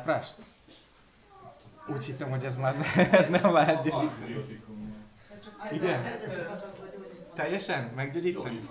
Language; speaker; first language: Hungarian; non-native, learner; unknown